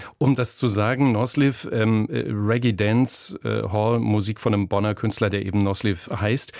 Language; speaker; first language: German; native; German